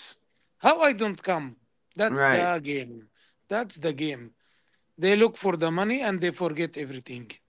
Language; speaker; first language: English; non-native, learner; Arabic